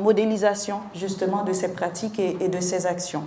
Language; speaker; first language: French; non-native, local second language; Haitian Creole